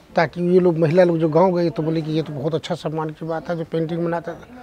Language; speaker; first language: Hindi; native; Hindi